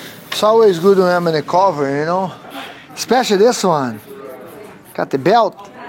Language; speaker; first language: English; non-native, fluent; Portuguese